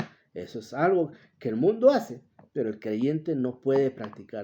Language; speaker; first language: Spanish; native; Spanish